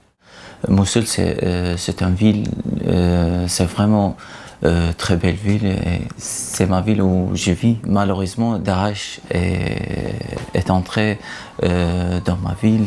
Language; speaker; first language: French; non-native, learner; Arabic